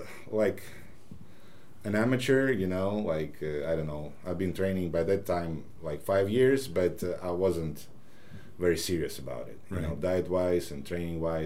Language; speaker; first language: English; non-native, fluent; Ukrainian